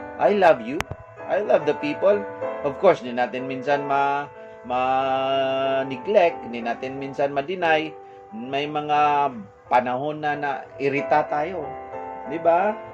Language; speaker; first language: Filipino; non-native, local second language; Hiligaynon